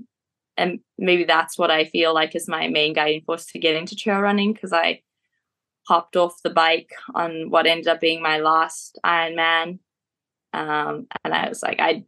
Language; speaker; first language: English; native; English